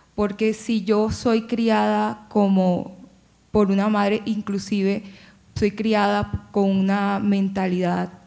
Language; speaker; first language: Spanish; native; Spanish